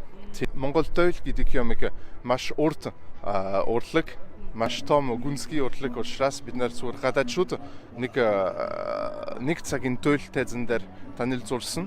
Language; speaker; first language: Mongolian; non-native, fluent; French